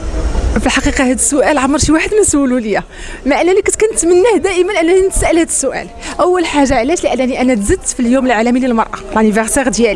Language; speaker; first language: Arabic; native; Arabic